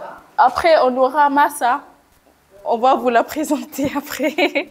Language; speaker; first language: French; non-native, local second language; Hausa